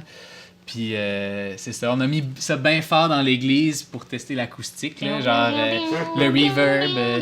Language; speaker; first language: French; native; French